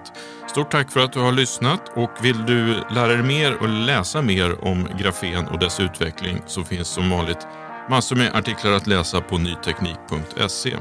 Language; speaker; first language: Swedish; native; Swedish